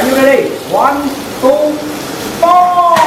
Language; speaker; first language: English; non-native, local second language; Vietnamese